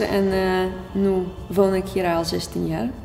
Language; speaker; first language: Dutch; non-native, fluent; Polish